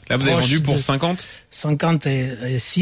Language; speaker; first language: French; native; French